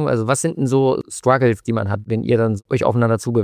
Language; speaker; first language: German; native; German